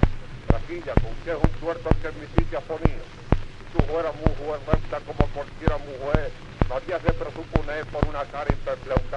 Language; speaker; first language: Spanish; native; Spanish